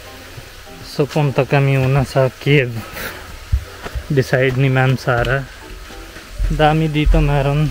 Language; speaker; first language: Filipino; non-native, learner; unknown